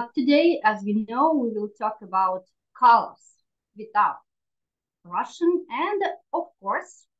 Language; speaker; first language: English; non-native, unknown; Russian